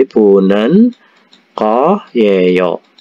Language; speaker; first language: Korean; non-native, fluent; Indonesian